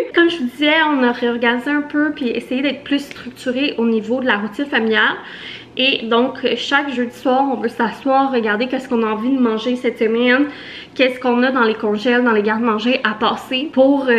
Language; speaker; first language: French; native; French